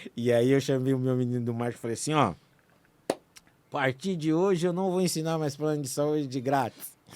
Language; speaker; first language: Portuguese; native; Portuguese